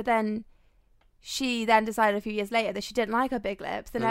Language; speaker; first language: English; native; English